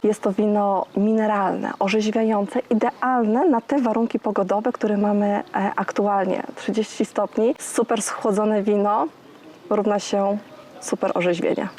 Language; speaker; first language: Polish; native; Polish